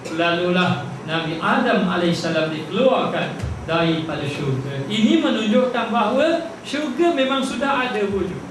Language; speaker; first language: Malay; native; Malay